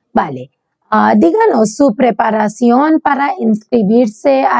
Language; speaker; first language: Spanish; non-native, learner; Bangla